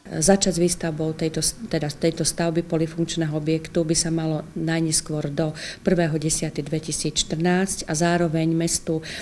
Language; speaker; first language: Slovak; native; Slovak